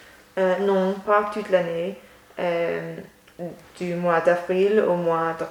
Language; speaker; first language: French; non-native, learner; English